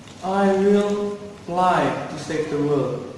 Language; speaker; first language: English; non-native, learner; Indonesian